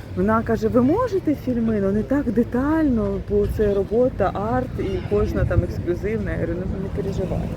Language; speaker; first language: Ukrainian; native; Ukrainian